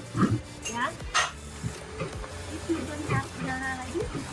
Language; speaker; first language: English; non-native, learner; Thai